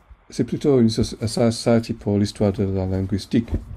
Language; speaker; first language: French; non-native, fluent; English